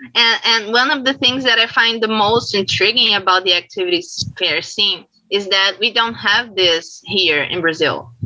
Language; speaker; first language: English; non-native, fluent; Portuguese